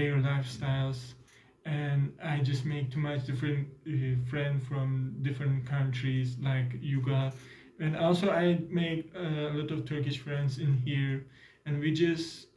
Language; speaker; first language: English; non-native, learner; Turkish